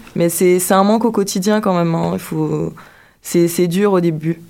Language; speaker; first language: French; native; French